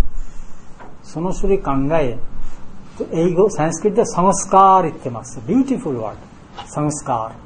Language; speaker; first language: Japanese; non-native, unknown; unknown